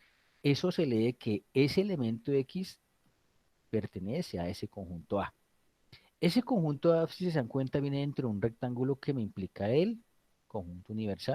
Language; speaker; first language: Spanish; native; Spanish